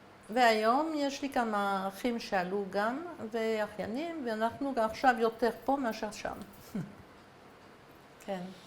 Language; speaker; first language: Hebrew; non-native, fluent; French